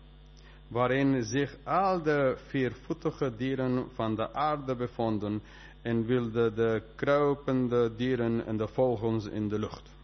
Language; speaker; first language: Dutch; non-native, fluent; Spanish